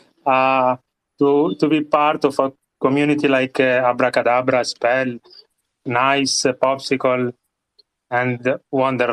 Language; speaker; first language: English; non-native, learner; Italian